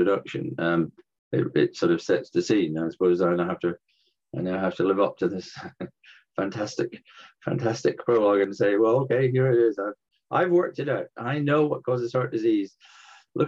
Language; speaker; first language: English; native; English